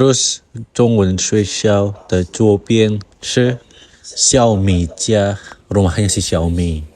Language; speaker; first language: Chinese; non-native, fluent; Indonesian